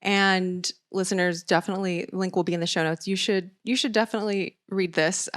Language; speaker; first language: English; native; English